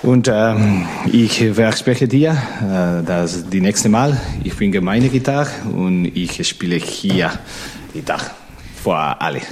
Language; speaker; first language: German; non-native, learner; Spanish